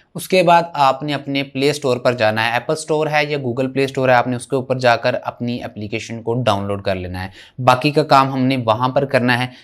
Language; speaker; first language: Urdu; native; Urdu